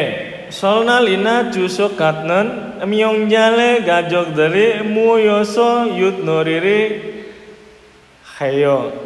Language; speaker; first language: Korean; non-native, fluent; Indonesian